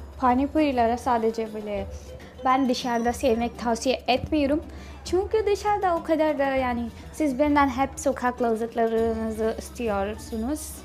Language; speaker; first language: Turkish; non-native, learner; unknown